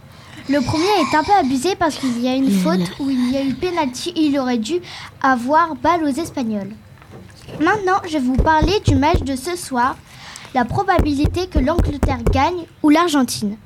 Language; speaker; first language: French; native; French